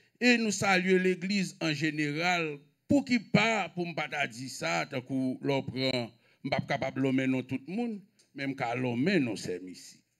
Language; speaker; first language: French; non-native, local second language; Haitian Creole